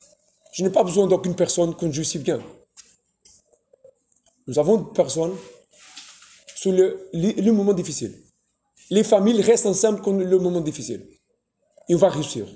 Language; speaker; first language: French; non-native, fluent; Portuguese